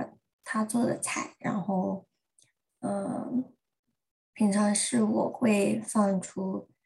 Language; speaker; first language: Chinese; early bilingual, heritage; Chinese